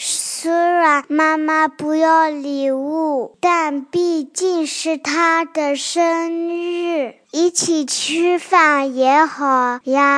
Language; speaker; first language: Chinese; early bilingual, heritage; Chinese